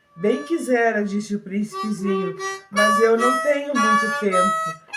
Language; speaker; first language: Portuguese; native; Portuguese